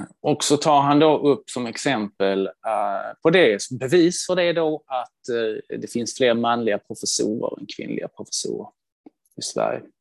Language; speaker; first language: Swedish; early bilingual, other home language; Hebrew